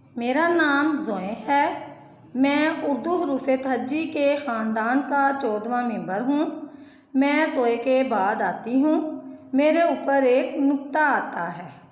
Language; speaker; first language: Urdu; native; Urdu